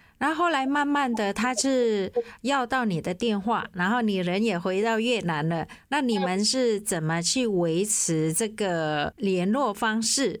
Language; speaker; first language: Chinese; native; Chinese